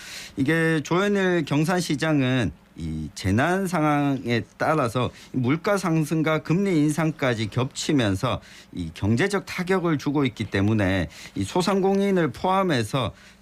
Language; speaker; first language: Korean; native; Korean